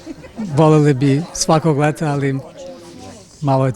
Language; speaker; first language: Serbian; early bilingual, heritage; Serbian